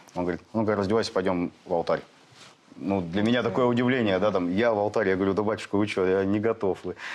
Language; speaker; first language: Russian; native; Russian